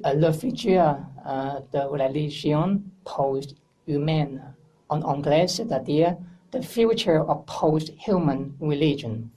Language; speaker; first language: French; non-native, learner; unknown